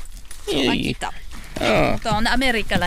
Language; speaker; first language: Finnish; non-native, fluent; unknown